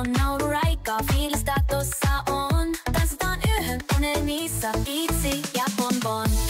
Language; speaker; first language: English; non-native, fluent; Finnish